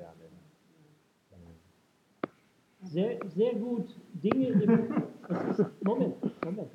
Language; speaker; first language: German; non-native, learner; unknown